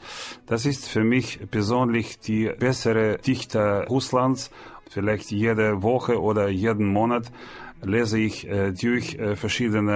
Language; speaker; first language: German; non-native, learner; Russian